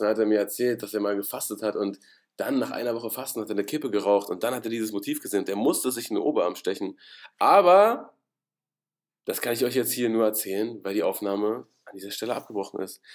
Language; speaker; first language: German; native; German